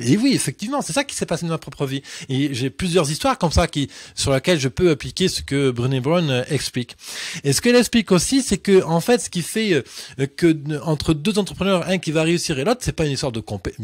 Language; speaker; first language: French; native; French